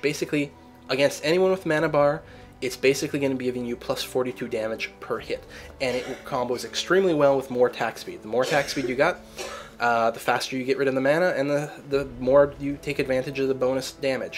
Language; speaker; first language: English; native; English